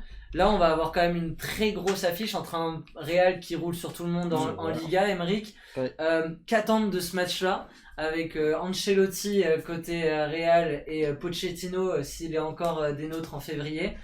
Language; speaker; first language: French; native; French